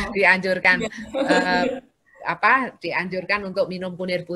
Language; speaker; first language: Indonesian; native; Indonesian